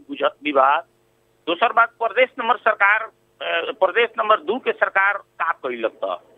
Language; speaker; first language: Bhojpuri; native; Bhojpuri